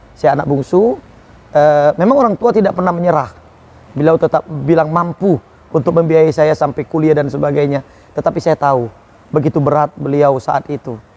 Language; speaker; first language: Indonesian; native; Indonesian